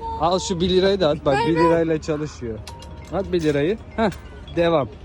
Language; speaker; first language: Turkish; native; Turkish